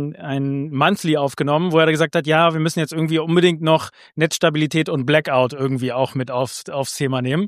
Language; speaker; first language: German; native; German